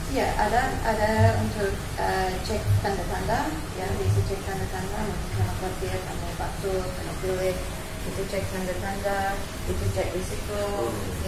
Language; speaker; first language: Indonesian; non-native, fluent; English